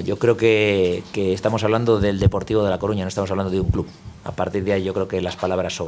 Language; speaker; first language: Spanish; native; Spanish